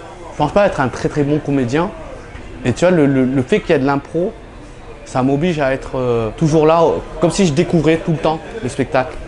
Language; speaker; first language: French; early bilingual, other home language; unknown